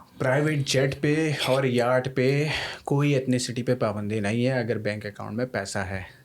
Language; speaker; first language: Urdu; native; Urdu